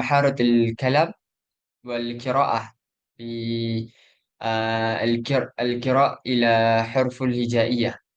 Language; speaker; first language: Arabic; non-native, learner; Malay